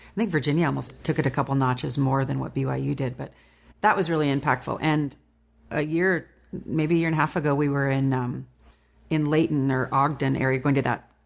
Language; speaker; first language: English; native; English